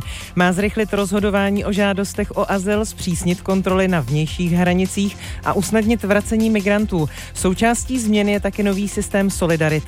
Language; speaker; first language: Czech; native; Czech